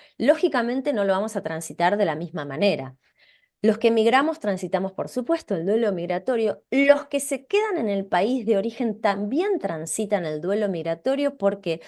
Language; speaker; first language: Spanish; native; Spanish